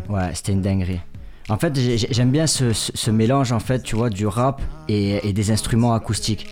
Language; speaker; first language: French; native; French